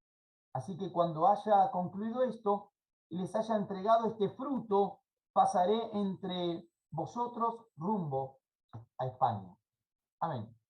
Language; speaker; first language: Spanish; native; Spanish